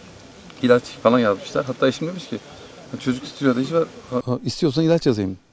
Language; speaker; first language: Turkish; native; Turkish